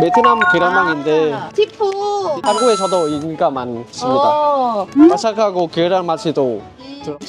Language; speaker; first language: Korean; non-native, learner; Vietnamese